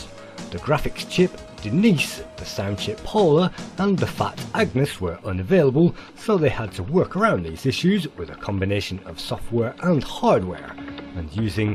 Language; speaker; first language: English; native; English